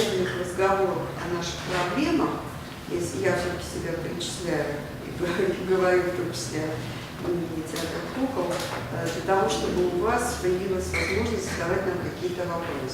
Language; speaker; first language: Russian; native; Russian